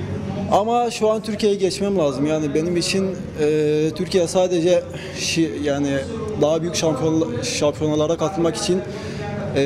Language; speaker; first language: Turkish; non-native, local second language; Arabic